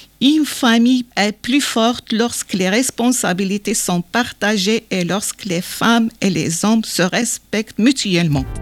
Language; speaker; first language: French; non-native, local second language; Arabic